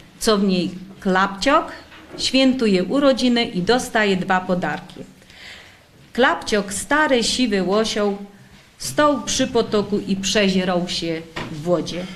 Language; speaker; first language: Polish; native; Polish